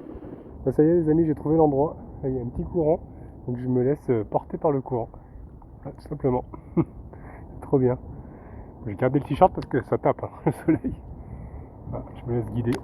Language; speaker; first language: French; native; French